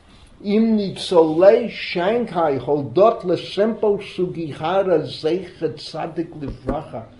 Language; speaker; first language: Hebrew; non-native, fluent; English